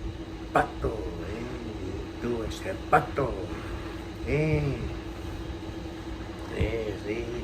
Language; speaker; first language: Spanish; non-native, learner; English